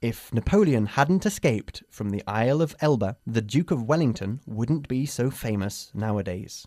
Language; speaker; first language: English; native; English